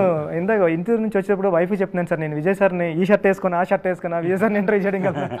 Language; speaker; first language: Telugu; native; Telugu